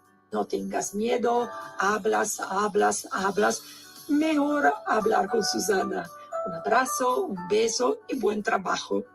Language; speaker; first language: Spanish; non-native, learner; Italian